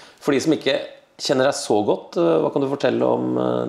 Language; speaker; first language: Norwegian; native; Norwegian